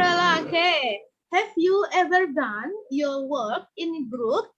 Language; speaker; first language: English; non-native, learner; Indonesian